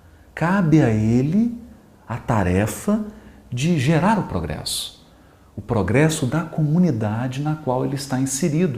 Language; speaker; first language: Portuguese; native; Portuguese